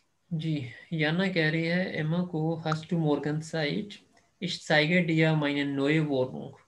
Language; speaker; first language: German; non-native, fluent; Urdu